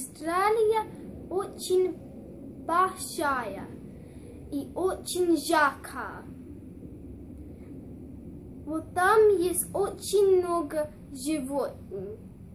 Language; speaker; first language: Russian; early bilingual, heritage; Russian